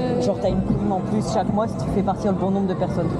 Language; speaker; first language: French; native; French